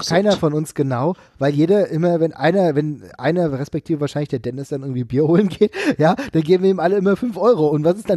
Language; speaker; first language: German; native; German